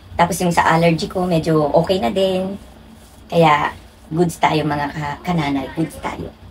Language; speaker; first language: Filipino; native; Filipino